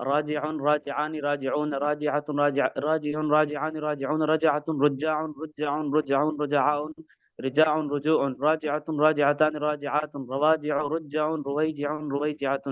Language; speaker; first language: Arabic; non-native, learner; Urdu